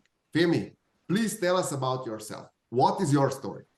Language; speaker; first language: English; non-native, fluent; Slovenian